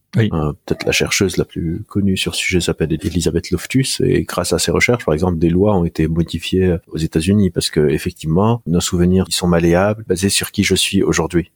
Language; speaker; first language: French; non-native, local second language; Arabic